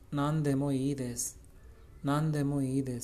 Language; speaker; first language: Japanese; non-native, learner; Hindi